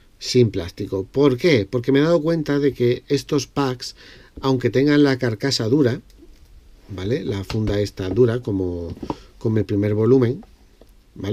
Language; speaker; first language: Spanish; native; Spanish